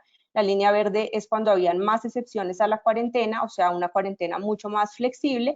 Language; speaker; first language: Spanish; native; Spanish